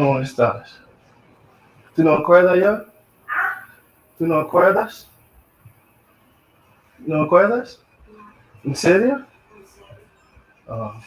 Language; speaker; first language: Spanish; non-native, learner; English